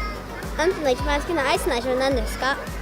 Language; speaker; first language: Japanese; non-native, learner; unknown